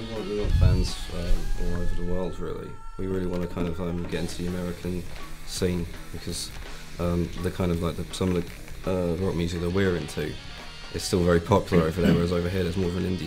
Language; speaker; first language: English; native; English